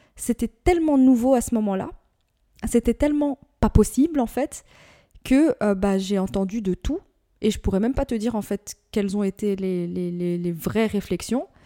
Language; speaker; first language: French; native; French